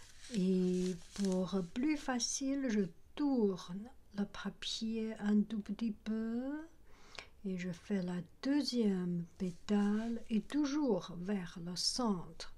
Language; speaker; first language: French; non-native, learner; Chinese